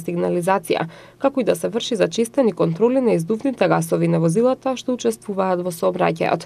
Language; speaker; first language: Macedonian; native; Macedonian